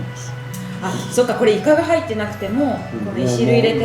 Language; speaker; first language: Japanese; native; Japanese